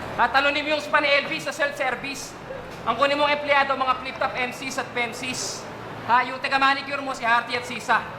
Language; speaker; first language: Filipino; native; Filipino